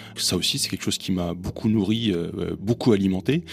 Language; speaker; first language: French; native; French